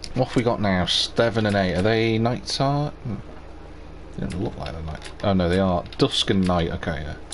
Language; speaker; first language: English; native; English